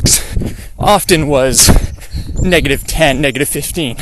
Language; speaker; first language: English; native; English